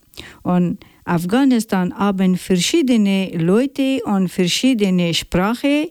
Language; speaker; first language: German; non-native, learner; Persian